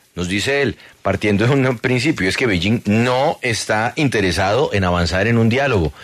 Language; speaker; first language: Spanish; native; Spanish